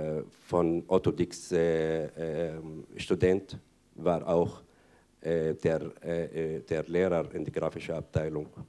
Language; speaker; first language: German; non-native, fluent; Arabic